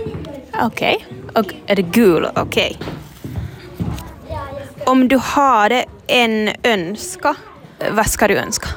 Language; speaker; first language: Swedish; non-native, learner; Finnish